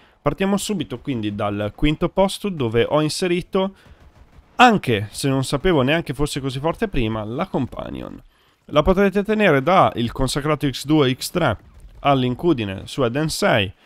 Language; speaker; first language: Italian; native; Italian